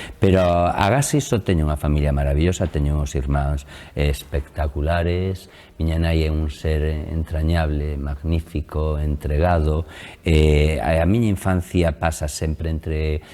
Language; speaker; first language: Galician; native; Galician